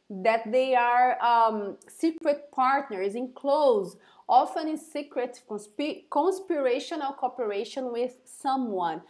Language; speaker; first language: English; non-native, fluent; Portuguese